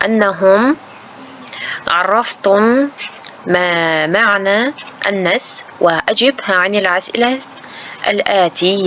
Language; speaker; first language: Arabic; non-native, fluent; Uzbek